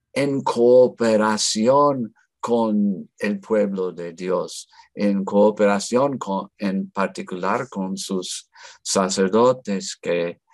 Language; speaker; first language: Spanish; non-native, fluent; English